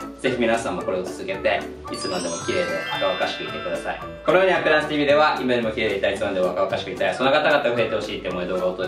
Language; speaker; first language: Japanese; native; Japanese